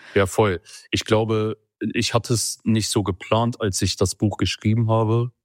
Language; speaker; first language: German; early bilingual, other home language; Kurdish